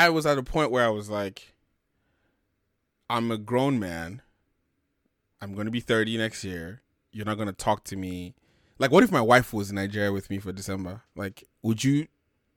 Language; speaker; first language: English; non-native, local second language; Yoruba